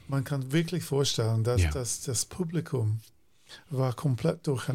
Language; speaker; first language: German; non-native, fluent; English